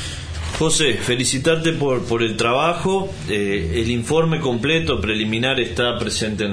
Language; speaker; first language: Spanish; native; Spanish